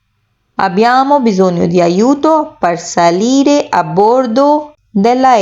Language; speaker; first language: Italian; non-native, fluent; Urdu